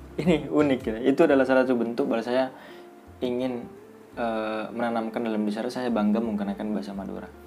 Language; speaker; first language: Indonesian; non-native, local second language; Madurese